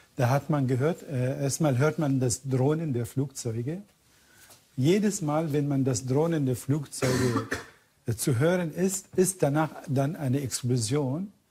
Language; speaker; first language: German; non-native, fluent; Arabic